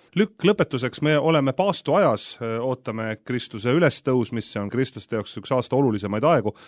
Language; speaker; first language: Estonian; native; Estonian